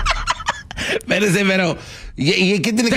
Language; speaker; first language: Spanish; native; Spanish